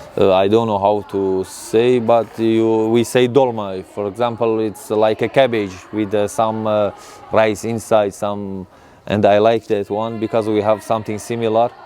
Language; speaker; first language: English; non-native, learner; Persian